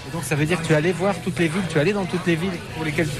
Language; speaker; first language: French; native; French